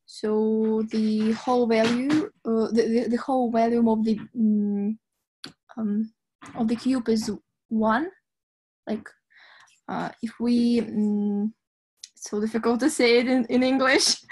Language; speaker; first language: English; non-native, fluent; Russian